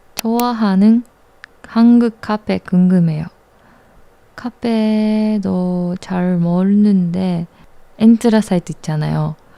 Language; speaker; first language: Korean; non-native, learner; Japanese